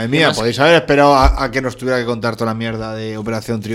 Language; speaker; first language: Spanish; native; Spanish